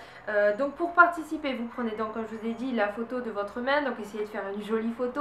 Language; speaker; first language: French; native; French